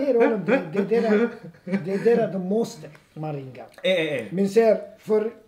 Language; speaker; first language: Swedish; non-native, fluent; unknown